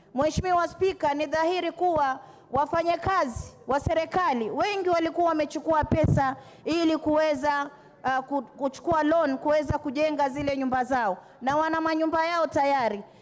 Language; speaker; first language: Swahili; native; Swahili